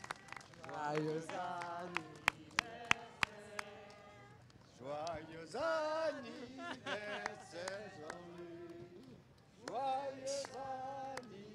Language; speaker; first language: French; native; French